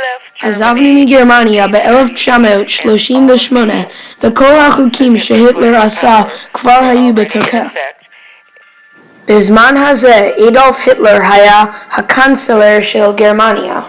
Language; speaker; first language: Hebrew; non-native, learner; English